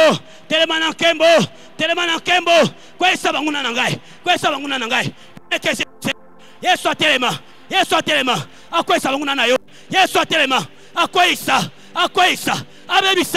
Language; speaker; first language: French; non-native, local second language; Lingala